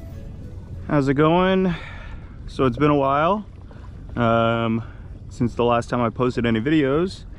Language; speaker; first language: English; native; English